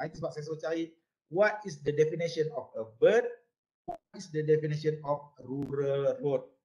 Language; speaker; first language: English; non-native, local second language; Malay